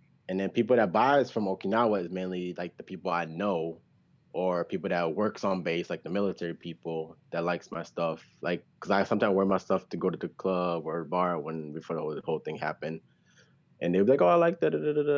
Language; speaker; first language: English; early bilingual, other home language; Japanese